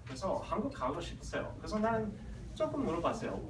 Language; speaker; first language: Korean; early bilingual, other home language; English